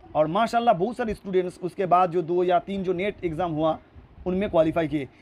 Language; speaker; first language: Hindi; non-native, local second language; Urdu